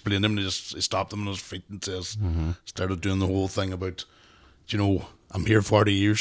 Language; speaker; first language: English; native; English